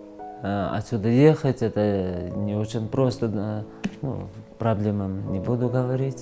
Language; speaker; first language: Russian; non-native, fluent; Georgian